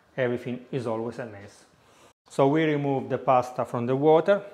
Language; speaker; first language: English; non-native, fluent; Italian